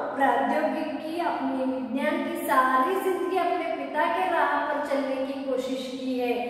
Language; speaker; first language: Hindi; non-native, local second language; Kannada